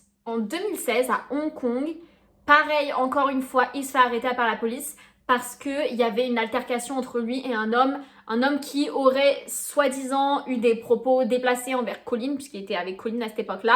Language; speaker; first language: French; native; French